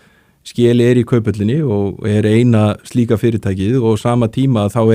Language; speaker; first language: Icelandic; native; Icelandic